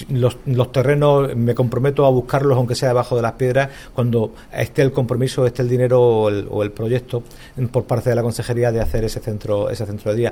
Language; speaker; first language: Spanish; native; Spanish